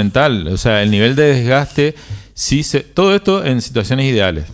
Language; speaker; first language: Spanish; native; Spanish